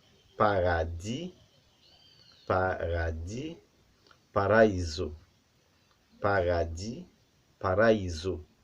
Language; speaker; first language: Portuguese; non-native, learner; Haitian Creole